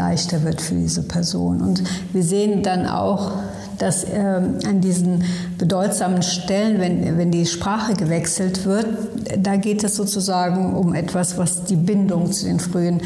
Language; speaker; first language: German; early bilingual, other home language; Turkish